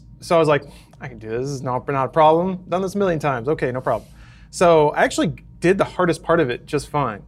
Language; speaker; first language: English; native; English